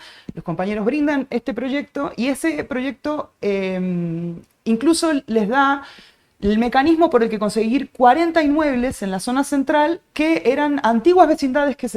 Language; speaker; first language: Spanish; native; Spanish